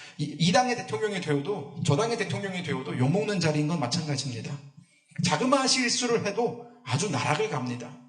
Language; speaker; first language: Korean; native; Korean